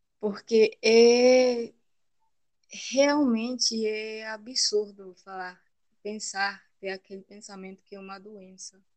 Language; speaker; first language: Portuguese; non-native, fluent; Spanish